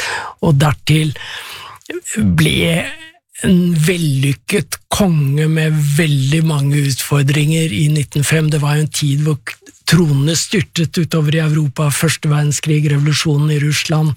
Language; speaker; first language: Norwegian; native; Norwegian